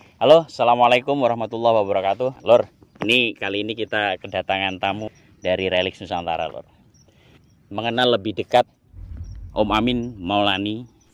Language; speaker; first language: Indonesian; non-native, local second language; Javanese